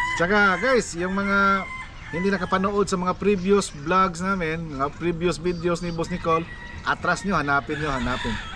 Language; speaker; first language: Filipino; native; Filipino